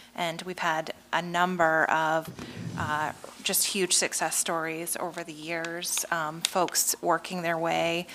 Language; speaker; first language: English; native; English